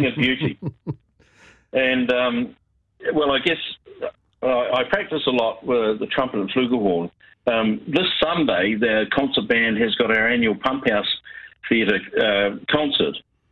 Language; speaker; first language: English; native; English